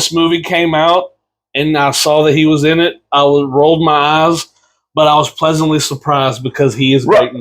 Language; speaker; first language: English; native; English